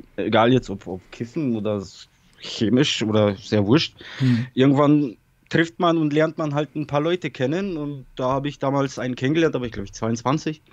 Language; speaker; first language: German; early bilingual, other home language; Polish